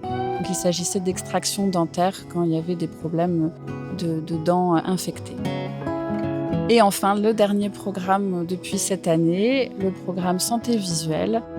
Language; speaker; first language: French; native; French